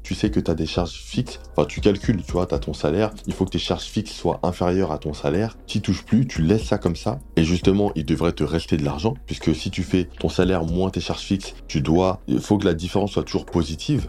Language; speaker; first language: French; native; French